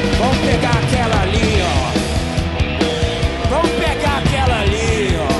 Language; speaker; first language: Portuguese; native; Portuguese